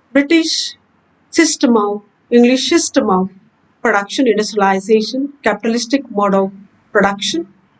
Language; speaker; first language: English; non-native, local second language; Kannada